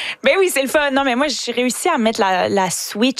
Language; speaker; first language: French; native; French